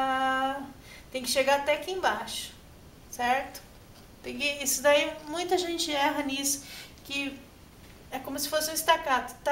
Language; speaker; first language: Portuguese; native; Portuguese